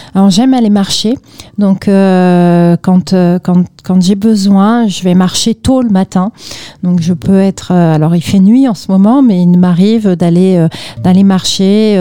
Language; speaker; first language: French; native; French